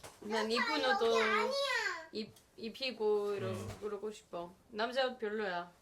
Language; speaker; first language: Korean; non-native, learner; Greek